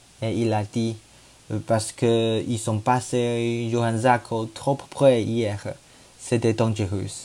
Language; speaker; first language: French; non-native, learner; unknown